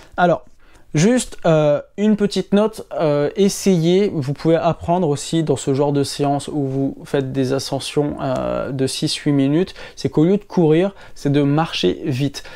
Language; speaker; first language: French; native; French